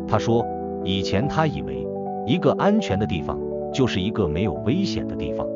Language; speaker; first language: Chinese; native; Chinese